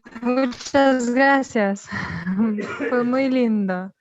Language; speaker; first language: Spanish; non-native, learner; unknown